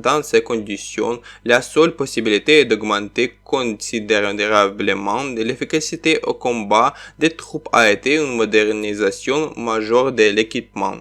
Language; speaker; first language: French; non-native, learner; Ukrainian